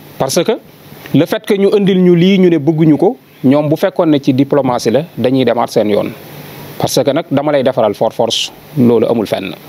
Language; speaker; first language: Wolof; native; Wolof